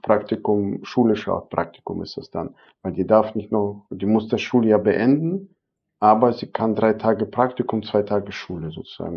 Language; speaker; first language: German; non-native, fluent; Arabic